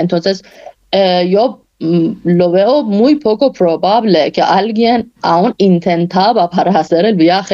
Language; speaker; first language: Spanish; non-native, fluent; Persian